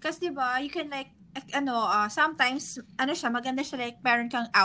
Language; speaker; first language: English; non-native, local second language; Hiligaynon